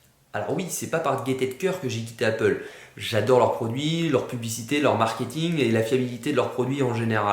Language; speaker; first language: French; native; French